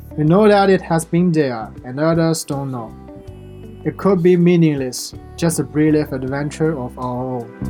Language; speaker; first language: English; non-native, fluent; Chinese